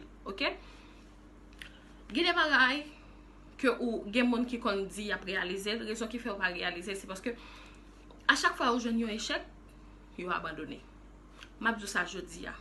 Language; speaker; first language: French; non-native, local second language; Haitian Creole